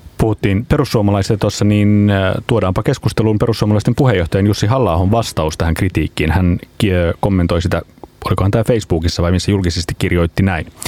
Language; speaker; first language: Finnish; native; Finnish